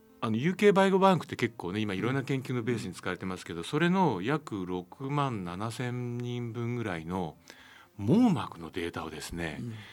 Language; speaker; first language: Japanese; native; Japanese